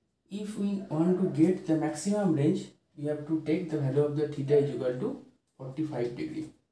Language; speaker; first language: English; non-native, local second language; Bangla